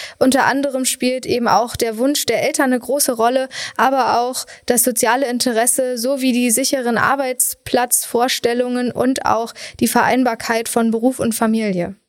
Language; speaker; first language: German; native; German